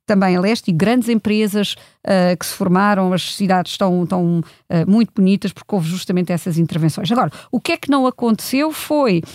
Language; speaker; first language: Portuguese; non-native, fluent; German